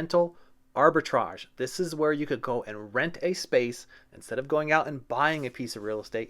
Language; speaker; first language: English; native; English